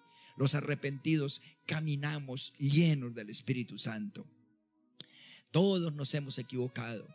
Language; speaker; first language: Spanish; native; Spanish